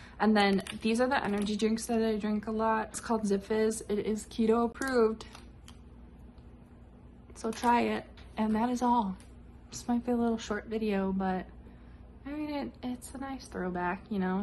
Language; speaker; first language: English; native; English